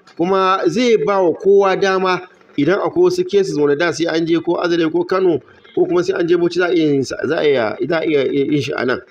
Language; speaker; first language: Hausa; native; Hausa